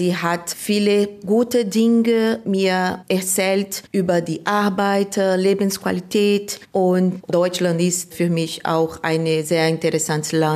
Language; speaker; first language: German; non-native, learner; Portuguese